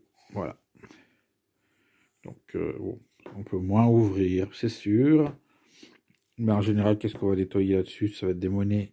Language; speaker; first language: French; native; French